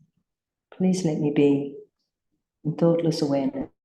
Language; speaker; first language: English; native; English